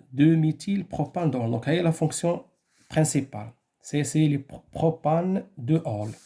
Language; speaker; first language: French; non-native, local second language; Arabic